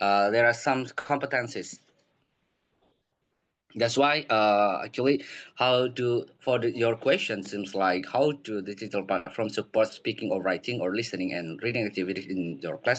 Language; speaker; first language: English; non-native, learner; Indonesian